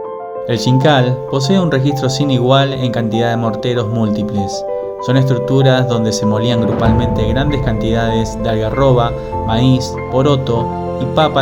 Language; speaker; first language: Spanish; native; Spanish